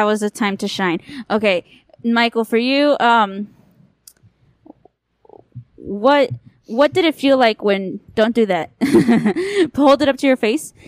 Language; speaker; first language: English; native; English